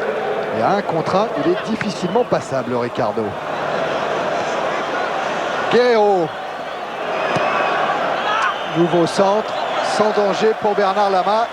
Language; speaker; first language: French; native; French